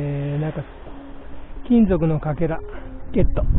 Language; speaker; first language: Japanese; native; Japanese